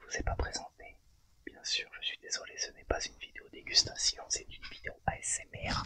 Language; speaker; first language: French; native; French